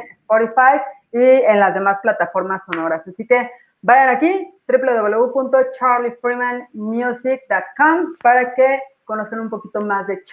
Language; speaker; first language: Spanish; native; Spanish